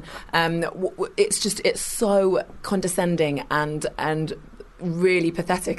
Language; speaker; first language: English; native; English